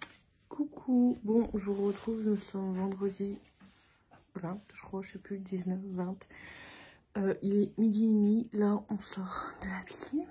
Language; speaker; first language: French; native; French